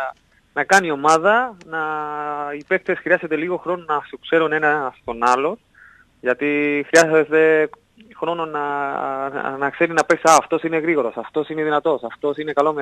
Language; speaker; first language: Greek; non-native, learner; Spanish